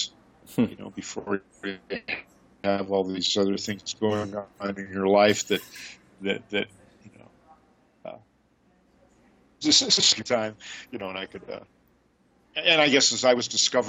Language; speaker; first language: English; native; English